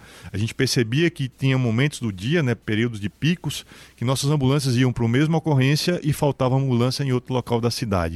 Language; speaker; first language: Portuguese; native; Portuguese